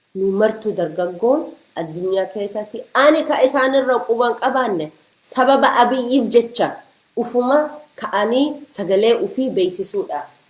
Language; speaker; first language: Oromo; early bilingual, heritage; Oromo